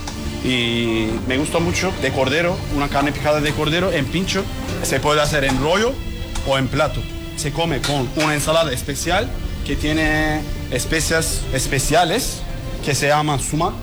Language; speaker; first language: Spanish; non-native, learner; Turkish